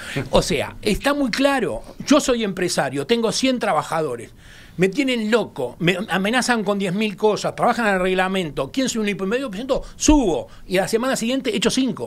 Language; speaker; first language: Spanish; native; Spanish